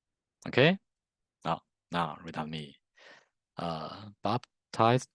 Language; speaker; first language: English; non-native, learner; Chinese